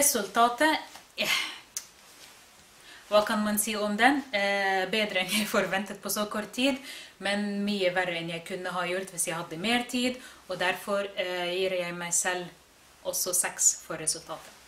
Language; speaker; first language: Norwegian; non-native, fluent; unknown